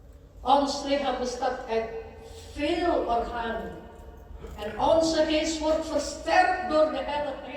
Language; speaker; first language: Dutch; non-native, fluent; Indonesian